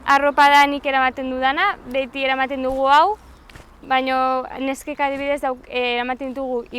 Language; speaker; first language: Basque; non-native, local second language; Spanish